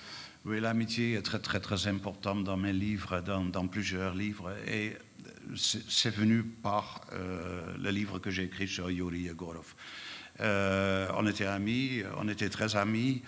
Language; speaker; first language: French; non-native, fluent; Dutch